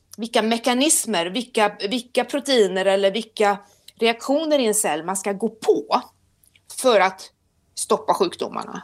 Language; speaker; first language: Swedish; native; Swedish